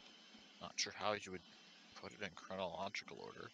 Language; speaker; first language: English; native; English